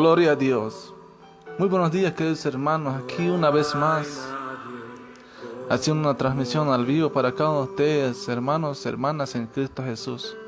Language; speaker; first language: Spanish; native; Spanish